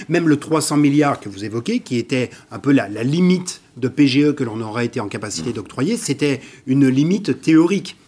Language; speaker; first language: French; native; French